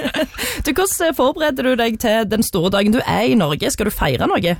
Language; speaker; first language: Norwegian; native; Norwegian